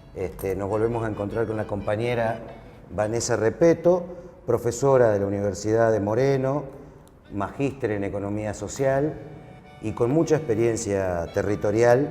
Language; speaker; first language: Spanish; native; Spanish